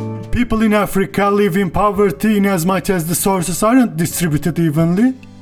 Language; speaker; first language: English; non-native, fluent; Turkish